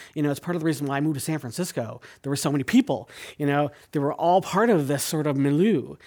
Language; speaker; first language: English; native; English